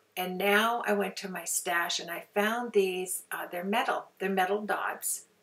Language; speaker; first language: English; native; English